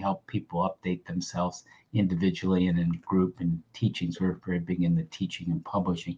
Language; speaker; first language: English; native; English